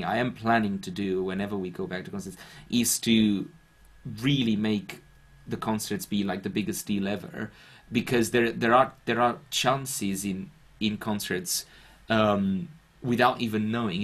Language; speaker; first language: English; non-native, fluent; Romanian